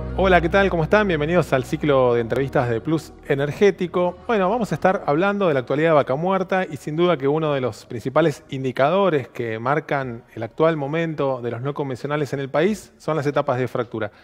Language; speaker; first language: Spanish; native; Spanish